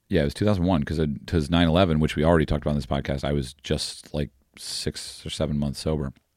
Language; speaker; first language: English; native; English